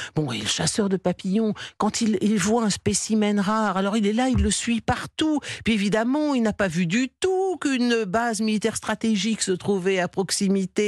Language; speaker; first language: French; native; French